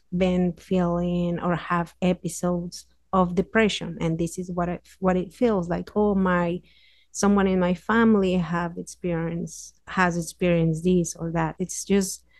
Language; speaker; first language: English; non-native, fluent; Spanish